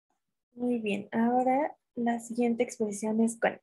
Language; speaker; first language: Spanish; native; Spanish